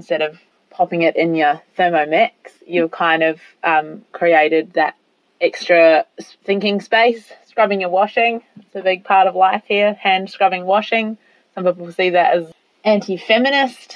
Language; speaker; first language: English; native; English